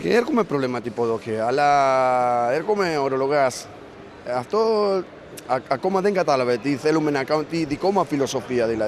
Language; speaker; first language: Greek; non-native, learner; Spanish